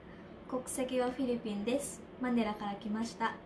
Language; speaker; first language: Japanese; non-native, learner; Filipino